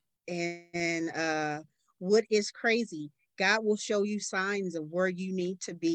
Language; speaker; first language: English; native; English